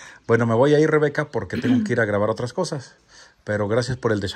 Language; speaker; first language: Spanish; native; Spanish